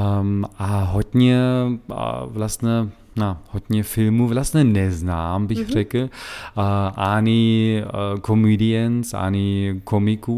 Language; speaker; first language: Czech; non-native, learner; German